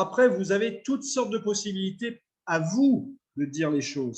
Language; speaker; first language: French; native; French